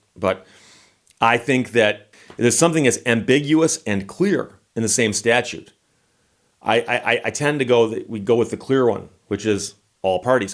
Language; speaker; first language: English; native; English